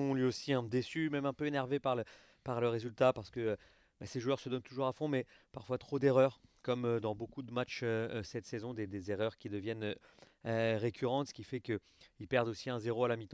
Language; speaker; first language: French; native; French